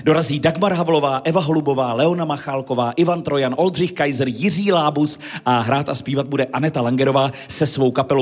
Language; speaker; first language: Czech; native; Czech